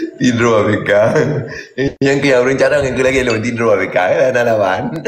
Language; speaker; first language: Malay; non-native, local second language; Achinese